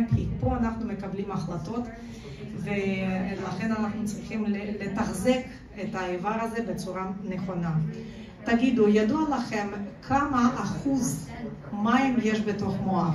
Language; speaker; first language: Hebrew; non-native, fluent; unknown